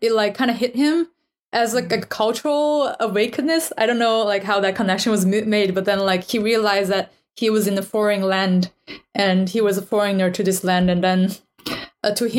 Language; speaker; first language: English; non-native, fluent; Chinese